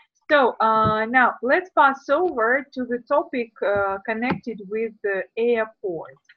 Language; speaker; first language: English; non-native, fluent; Russian